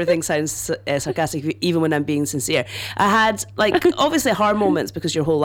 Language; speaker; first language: English; native; English